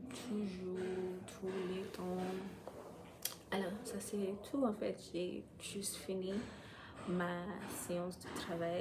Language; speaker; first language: French; non-native, fluent; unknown